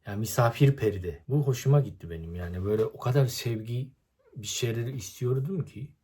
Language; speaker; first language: Turkish; non-native, fluent; Japanese